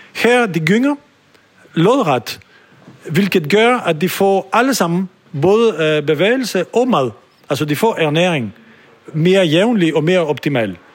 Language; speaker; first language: Danish; non-native, fluent; French